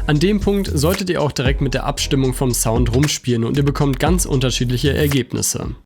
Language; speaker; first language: German; native; German